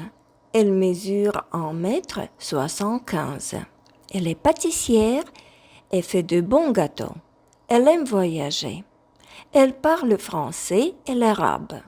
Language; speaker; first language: French; non-native, fluent; Ukrainian